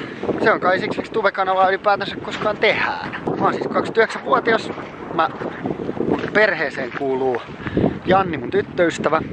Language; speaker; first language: Finnish; native; Finnish